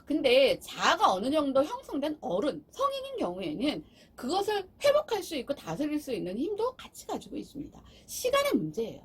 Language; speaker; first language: Korean; native; Korean